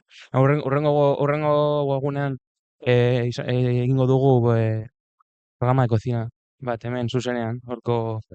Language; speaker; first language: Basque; non-native, local second language; Spanish